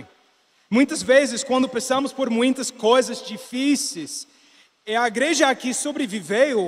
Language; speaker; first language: Portuguese; non-native, learner; English